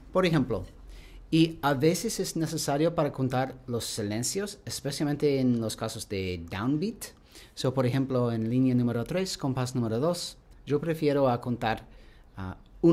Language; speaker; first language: Spanish; non-native, learner; English